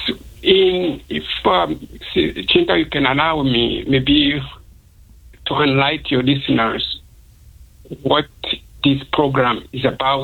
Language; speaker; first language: English; non-native, local second language; Kinyarwanda